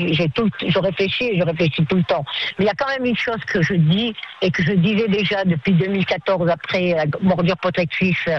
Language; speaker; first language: French; native; French